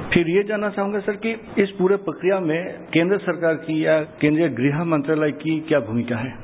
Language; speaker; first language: Hindi; non-native, local second language; Assamese